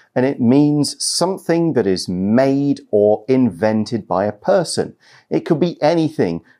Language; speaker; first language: English; native; English